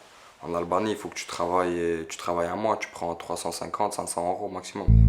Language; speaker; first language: French; non-native, fluent; Albanian